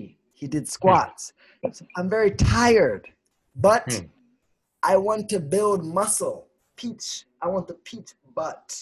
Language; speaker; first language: English; non-native, fluent; Swedish